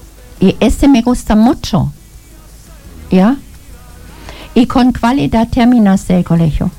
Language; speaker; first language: Spanish; non-native, learner; German